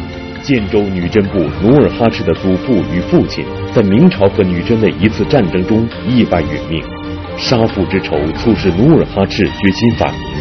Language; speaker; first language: Chinese; native; Chinese